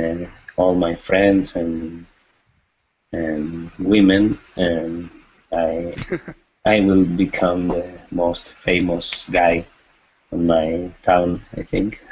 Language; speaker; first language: English; non-native, learner; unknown